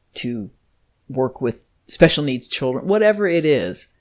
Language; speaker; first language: English; native; English